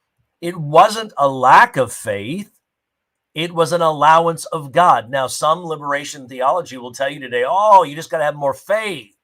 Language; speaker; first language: English; native; English